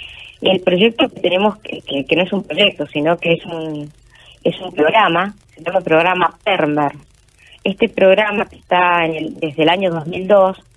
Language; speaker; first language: Spanish; native; Spanish